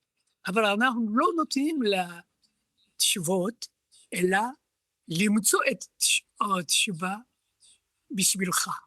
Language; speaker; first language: Hebrew; non-native, learner; Japanese